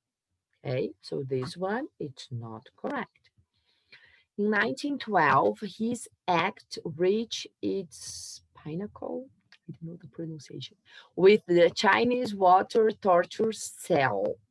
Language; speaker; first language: English; non-native, fluent; Portuguese